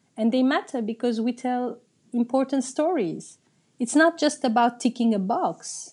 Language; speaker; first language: English; non-native, fluent; Turkish